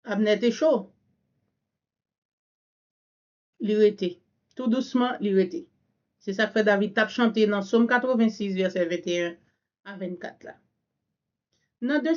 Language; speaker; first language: French; non-native, learner; Haitian Creole